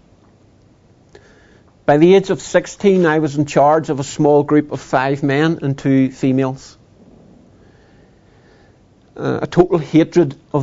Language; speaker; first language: English; native; English